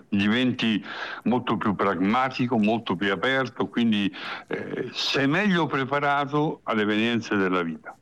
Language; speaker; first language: Italian; native; Italian